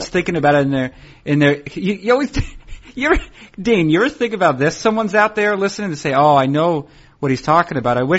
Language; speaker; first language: English; native; English